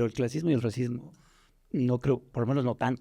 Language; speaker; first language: Spanish; native; Spanish